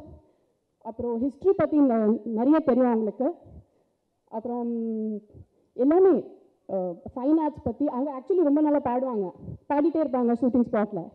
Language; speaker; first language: Tamil; non-native, fluent; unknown